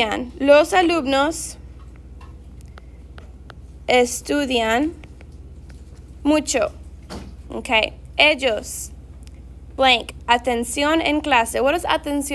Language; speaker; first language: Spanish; non-native, fluent; English